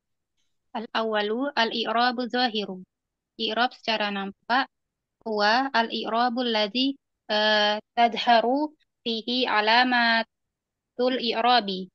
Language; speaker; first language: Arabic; non-native, learner; Indonesian